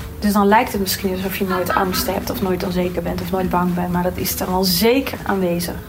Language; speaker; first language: Dutch; native; Dutch